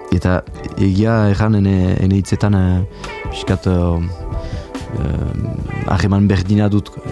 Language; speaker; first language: Basque; non-native, fluent; French